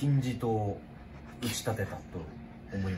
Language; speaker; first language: Japanese; native; Japanese